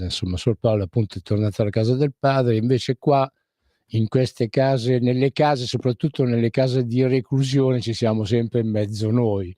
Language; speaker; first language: Italian; native; Italian